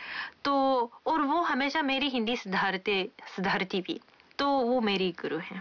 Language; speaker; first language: Hindi; non-native, fluent; Japanese